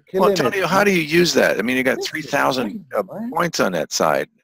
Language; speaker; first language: English; native; English